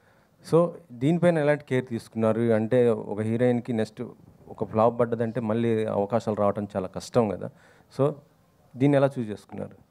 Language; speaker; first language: Telugu; native; Telugu